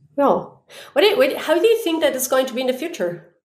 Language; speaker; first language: English; non-native, fluent; Spanish